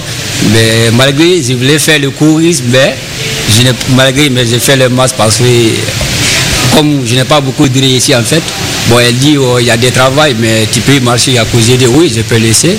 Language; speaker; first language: French; non-native, learner; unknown